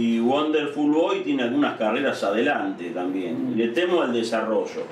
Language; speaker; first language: Spanish; native; Spanish